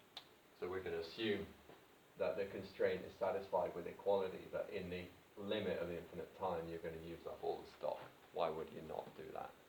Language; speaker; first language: English; native; English